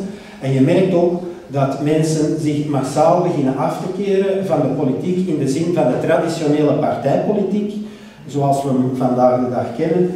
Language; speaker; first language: Dutch; native; Dutch